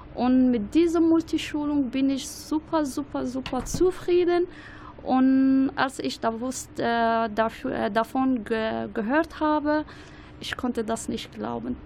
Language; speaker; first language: German; non-native, learner; Arabic